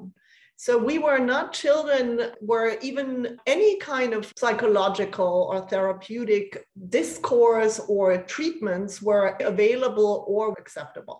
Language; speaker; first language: English; non-native, fluent; German